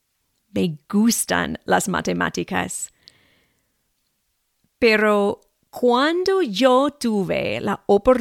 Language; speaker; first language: Spanish; non-native, fluent; English